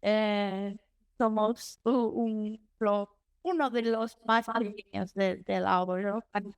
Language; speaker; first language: Spanish; non-native, learner; Portuguese